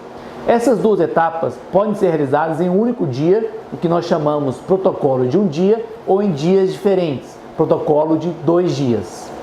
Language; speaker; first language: Portuguese; native; Portuguese